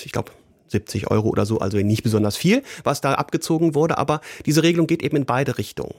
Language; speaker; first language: German; native; German